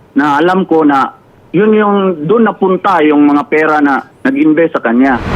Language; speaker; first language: Filipino; native; Filipino